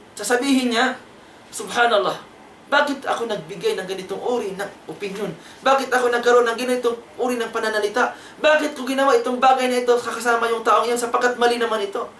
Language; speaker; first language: Filipino; non-native, local second language; Cebuano